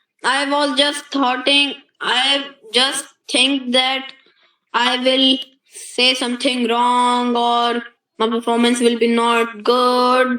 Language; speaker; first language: English; non-native, learner; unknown